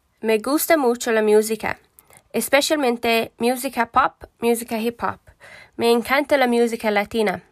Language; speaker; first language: Spanish; non-native, learner; English